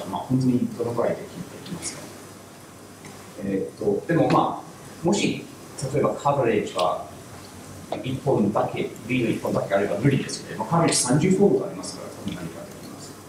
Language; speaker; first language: Japanese; non-native, learner; English